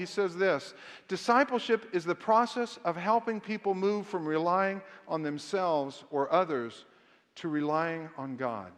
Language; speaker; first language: English; native; English